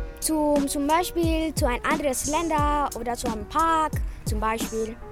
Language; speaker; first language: German; early bilingual, other home language; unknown